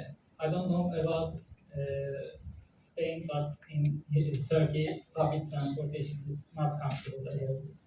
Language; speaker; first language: English; non-native, fluent; Turkish